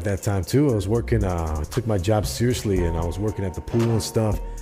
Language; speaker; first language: English; native; English